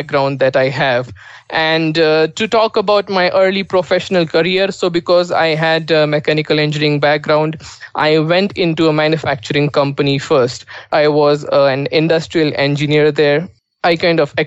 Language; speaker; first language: English; non-native, local second language; Marathi